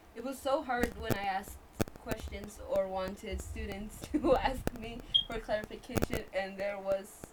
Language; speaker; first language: English; early bilingual, other home language; Spanish